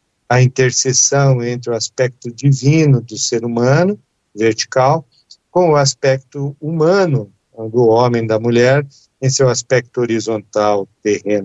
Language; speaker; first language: Portuguese; native; Portuguese